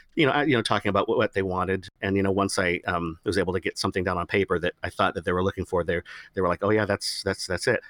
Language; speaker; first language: English; native; English